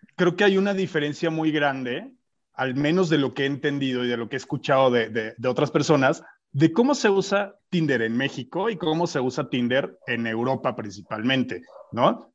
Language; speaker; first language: Spanish; native; Spanish